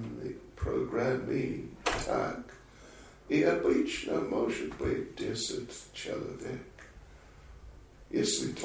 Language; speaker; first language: Russian; non-native, learner; English